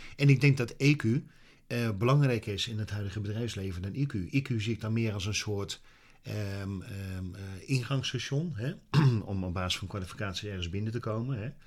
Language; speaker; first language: Dutch; native; Dutch